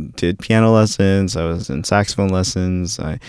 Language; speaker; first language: English; early bilingual, other home language; Filipino